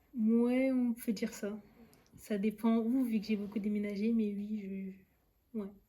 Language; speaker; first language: French; early bilingual, other home language; Lingala